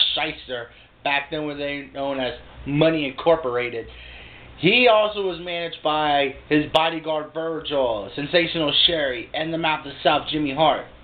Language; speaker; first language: English; native; English